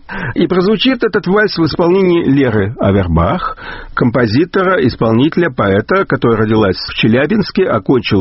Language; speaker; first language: Russian; native; Russian